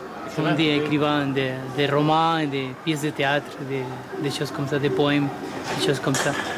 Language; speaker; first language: French; non-native, fluent; Spanish